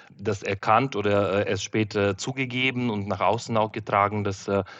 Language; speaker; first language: German; non-native, fluent; Ukrainian